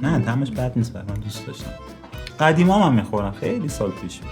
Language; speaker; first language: Persian; native; Persian